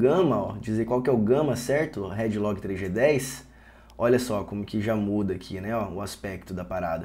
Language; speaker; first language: Portuguese; native; Portuguese